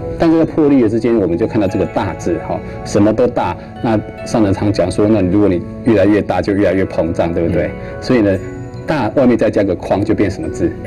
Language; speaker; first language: Chinese; native; Chinese